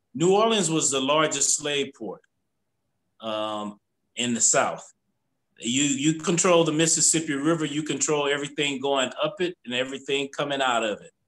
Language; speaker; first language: English; native; English